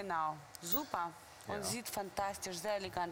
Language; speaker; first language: German; non-native, fluent; Russian